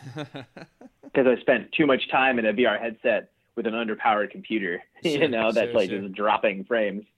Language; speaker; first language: English; native; English